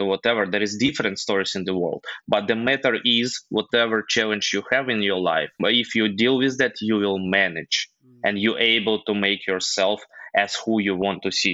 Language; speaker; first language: English; non-native, fluent; Ukrainian